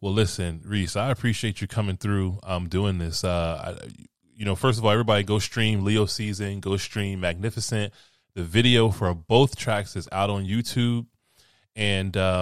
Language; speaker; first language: English; native; English